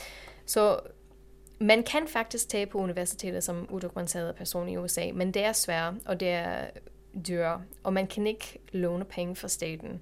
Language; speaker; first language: Danish; non-native, fluent; English